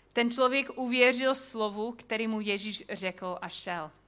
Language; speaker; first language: Czech; non-native, fluent; English